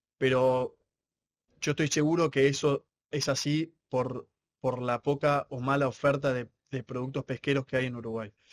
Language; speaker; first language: Spanish; native; Spanish